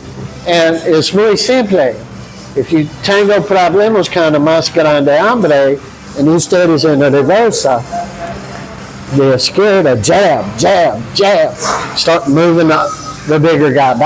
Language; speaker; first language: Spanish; non-native, learner; English